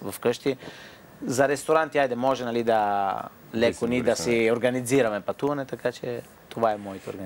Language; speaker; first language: Bulgarian; non-native, fluent; Italian